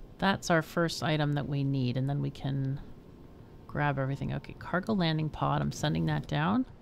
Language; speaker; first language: English; native; English